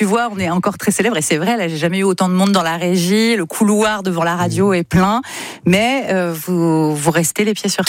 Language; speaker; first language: French; native; French